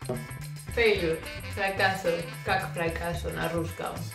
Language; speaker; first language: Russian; non-native, learner; Spanish